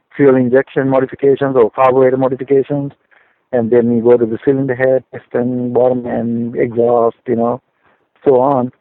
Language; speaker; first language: English; non-native, local second language; Sinhala